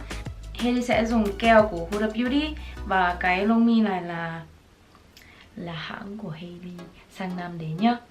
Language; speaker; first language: Vietnamese; early bilingual, heritage; Vietnamese